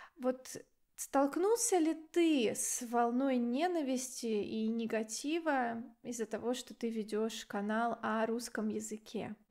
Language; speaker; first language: Russian; native; Russian